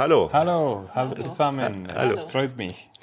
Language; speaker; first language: German; non-native, fluent; Spanish